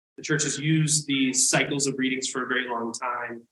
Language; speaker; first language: English; native; English